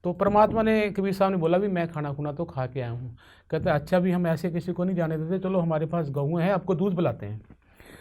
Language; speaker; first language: Hindi; non-native, local second language; Punjabi